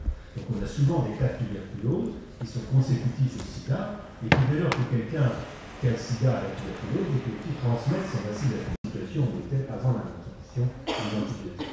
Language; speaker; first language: French; native; French